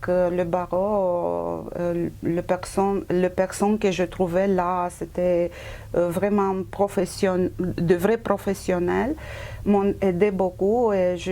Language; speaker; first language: French; non-native, fluent; Romanian